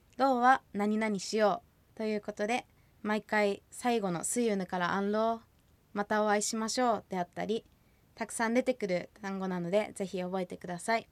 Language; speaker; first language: Japanese; native; Japanese